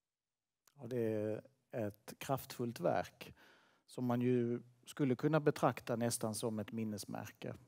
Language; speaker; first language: Swedish; native; Swedish